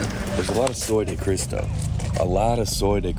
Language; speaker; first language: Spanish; non-native, learner; English